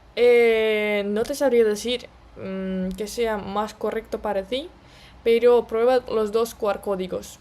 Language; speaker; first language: Spanish; non-native, fluent; Russian